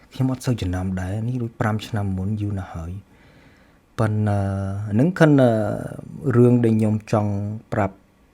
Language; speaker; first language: Khmer; early bilingual, heritage; Khmer